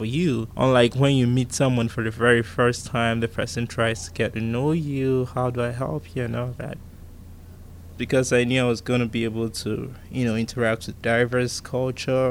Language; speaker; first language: English; non-native, local second language; Igbo